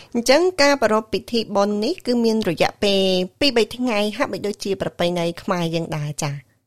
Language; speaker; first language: Khmer; native; Khmer